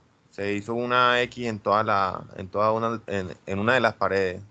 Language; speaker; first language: Spanish; native; Spanish